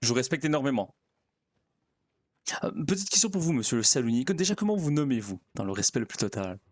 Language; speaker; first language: French; native; French